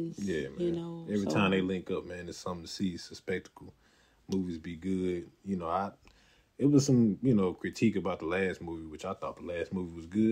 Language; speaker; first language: English; native; English